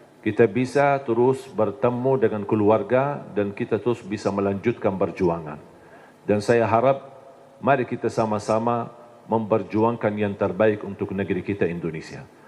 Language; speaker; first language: Indonesian; non-native, fluent; Arabic